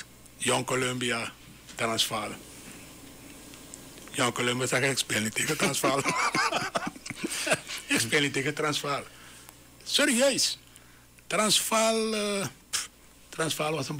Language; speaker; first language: Dutch; non-native, local second language; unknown